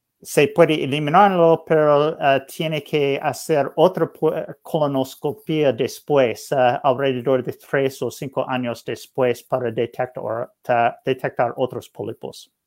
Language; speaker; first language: Spanish; non-native, learner; English